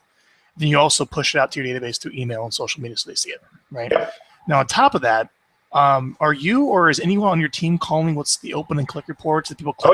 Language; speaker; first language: English; native; English